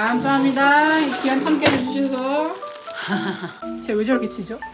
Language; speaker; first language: Korean; native; Korean